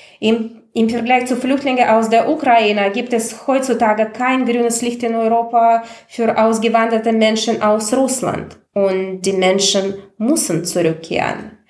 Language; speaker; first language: German; non-native, fluent; Russian